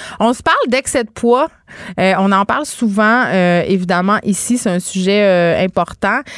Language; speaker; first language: French; native; French